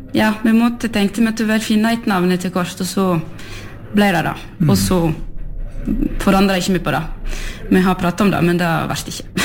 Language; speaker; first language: Norwegian; early bilingual, heritage; French